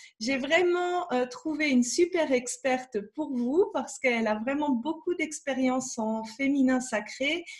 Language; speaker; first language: French; native; French